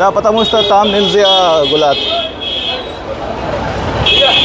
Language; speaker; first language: Russian; non-native, learner; Hindi